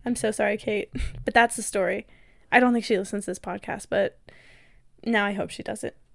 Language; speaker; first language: English; native; English